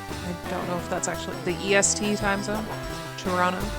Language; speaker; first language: English; native; English